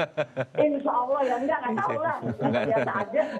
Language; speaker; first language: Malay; non-native, local second language; Sundanese